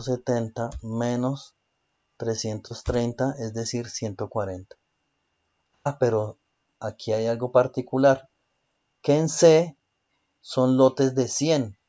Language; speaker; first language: Spanish; native; Spanish